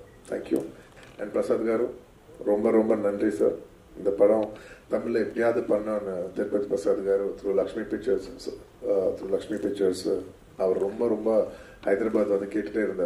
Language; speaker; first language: Tamil; non-native, local second language; Telugu